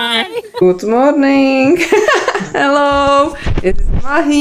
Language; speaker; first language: English; non-native, learner; Czech